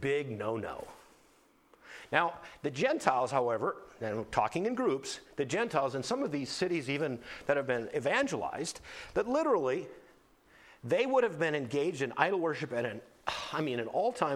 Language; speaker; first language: English; native; English